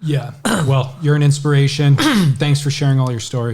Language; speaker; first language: English; native; English